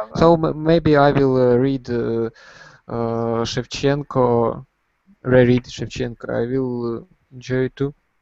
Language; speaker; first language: English; non-native, learner; Russian